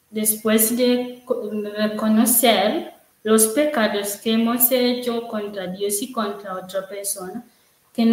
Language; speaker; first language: Spanish; non-native, learner; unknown